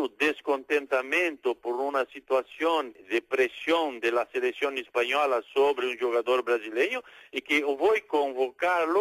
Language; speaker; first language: Spanish; non-native, fluent; Portuguese